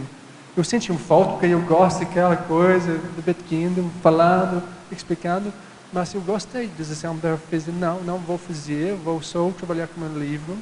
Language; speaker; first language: Portuguese; non-native, fluent; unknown